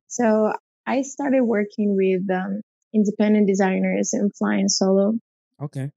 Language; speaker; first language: English; non-native, fluent; Russian